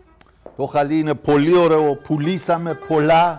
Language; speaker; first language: Greek; non-native, learner; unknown